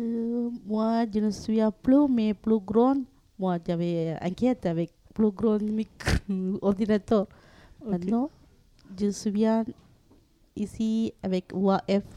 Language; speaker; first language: French; non-native, learner; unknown